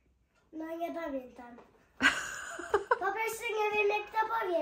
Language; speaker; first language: Polish; early bilingual, heritage; Polish